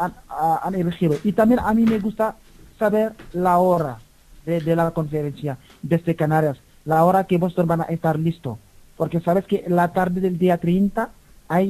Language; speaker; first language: Spanish; non-native, learner; Wolof